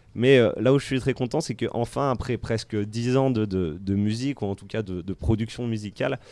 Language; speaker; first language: French; native; French